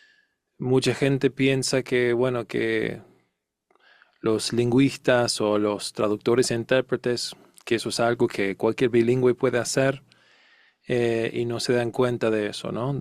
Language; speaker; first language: Spanish; non-native, fluent; English